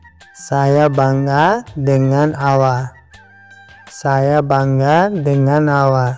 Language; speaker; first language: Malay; non-native, learner; Nepali